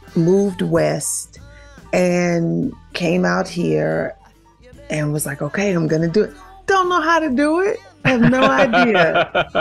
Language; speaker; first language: English; native; English